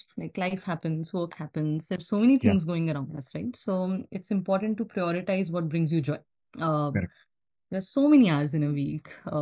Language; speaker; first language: English; non-native, local second language; Hindi